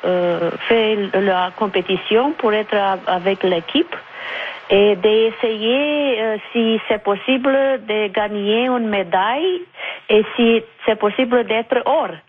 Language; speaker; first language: French; non-native, fluent; Romanian